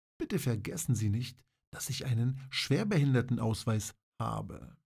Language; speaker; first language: German; non-native, fluent; Polish